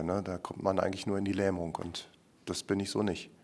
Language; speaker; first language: German; native; German